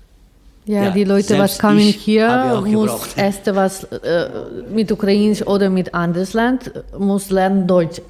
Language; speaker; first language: German; non-native, learner; Ukrainian